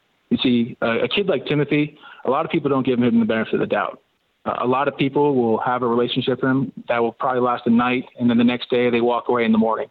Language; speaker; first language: English; native; English